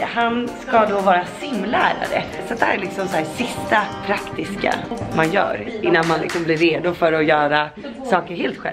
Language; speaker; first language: Swedish; native; Swedish